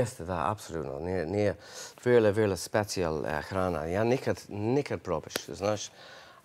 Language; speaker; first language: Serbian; non-native, learner; English